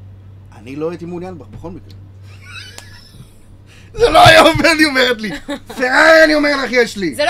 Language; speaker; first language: Hebrew; native; Hebrew